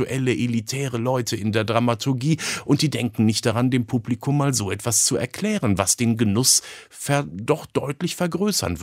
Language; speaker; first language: German; native; German